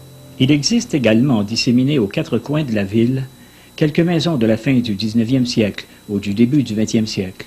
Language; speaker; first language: French; native; French